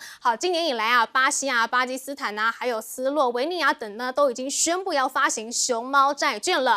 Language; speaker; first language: Chinese; native; Chinese